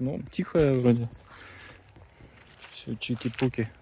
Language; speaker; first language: Russian; native; Russian